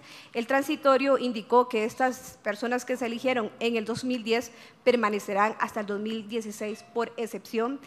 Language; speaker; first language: Spanish; native; Spanish